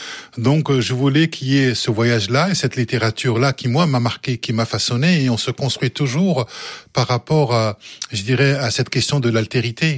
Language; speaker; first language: French; early bilingual, other home language; Arabic